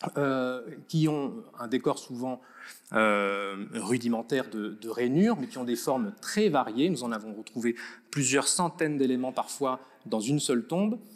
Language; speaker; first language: French; native; French